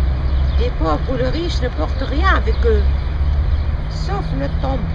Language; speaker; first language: French; non-native, local second language; Arabic